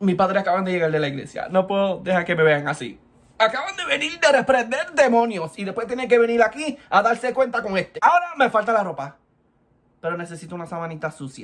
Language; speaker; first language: Spanish; early bilingual, heritage; Spanish